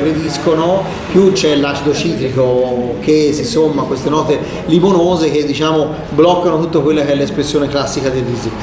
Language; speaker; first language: Italian; native; Italian